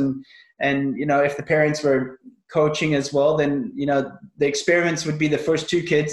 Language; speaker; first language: English; native; English